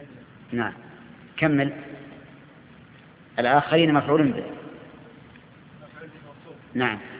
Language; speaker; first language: Arabic; native; Arabic